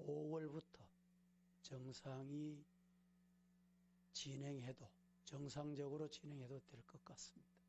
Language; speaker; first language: Korean; native; Korean